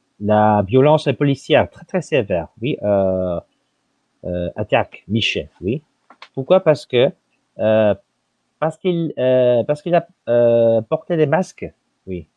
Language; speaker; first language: French; non-native, fluent; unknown